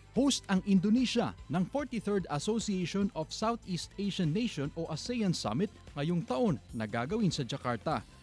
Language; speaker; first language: Filipino; native; Filipino